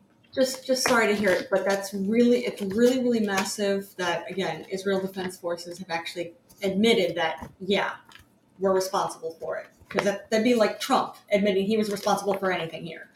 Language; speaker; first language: English; native; English